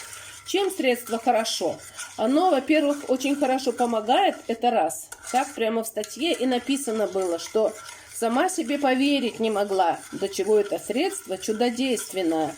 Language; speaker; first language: Russian; native; Russian